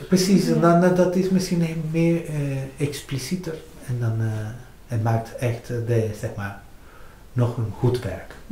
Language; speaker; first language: Dutch; non-native, fluent; Spanish